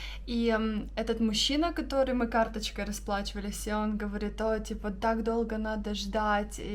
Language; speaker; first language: Russian; native; Russian